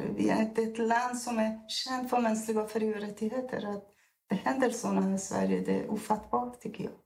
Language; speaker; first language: Swedish; non-native, fluent; Persian